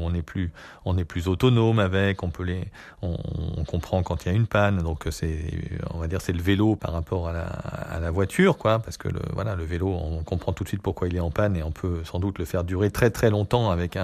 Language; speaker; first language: French; native; French